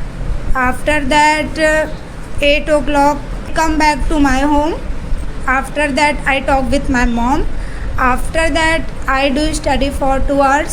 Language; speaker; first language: English; non-native, learner; Hindi